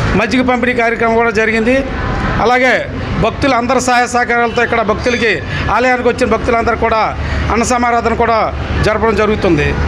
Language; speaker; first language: Telugu; native; Telugu